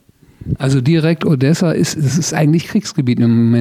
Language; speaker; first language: German; native; German